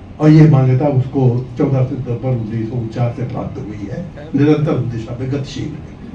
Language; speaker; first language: Hindi; native; Hindi